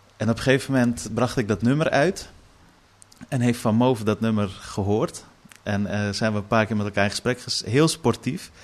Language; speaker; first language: Dutch; early bilingual, other home language; Persian